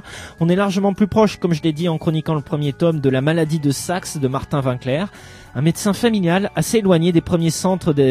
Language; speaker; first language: French; native; French